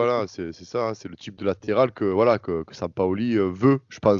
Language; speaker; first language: French; native; French